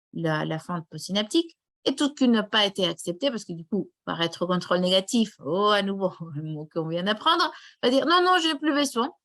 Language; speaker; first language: French; non-native, fluent; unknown